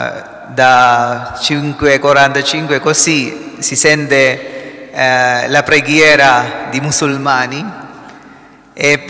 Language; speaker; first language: Italian; non-native, fluent; Malayalam